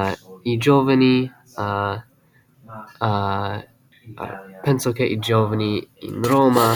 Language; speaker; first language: Italian; non-native, learner; English